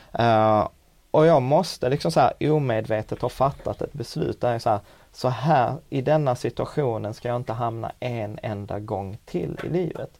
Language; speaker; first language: Swedish; early bilingual, other home language; Czech